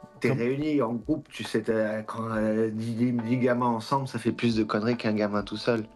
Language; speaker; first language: French; early bilingual, other home language; Portuguese